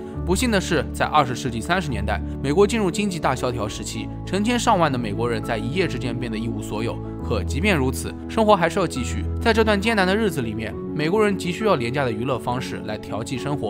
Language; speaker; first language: Chinese; native; Chinese